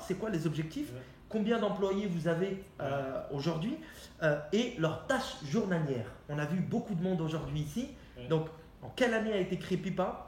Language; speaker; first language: French; native; French